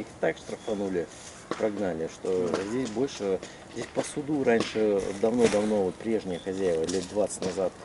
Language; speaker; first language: Russian; native; Russian